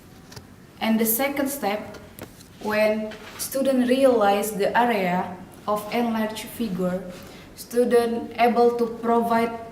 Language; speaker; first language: English; non-native, learner; Indonesian